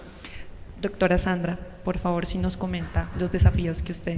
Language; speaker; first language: Spanish; native; Spanish